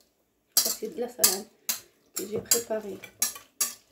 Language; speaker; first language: French; non-native, learner; Arabic